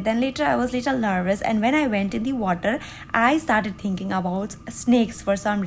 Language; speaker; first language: English; non-native, local second language; Hindi